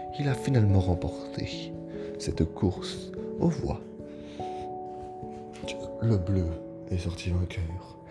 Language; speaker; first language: French; native; French